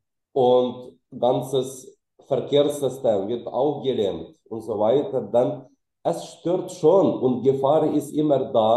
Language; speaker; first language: German; non-native, fluent; Ukrainian